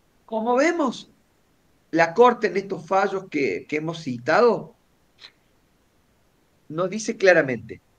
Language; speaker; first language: Spanish; native; Spanish